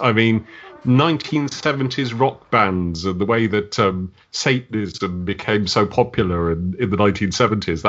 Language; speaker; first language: English; native; English